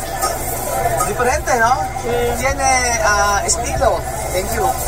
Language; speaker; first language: Spanish; non-native, learner; Filipino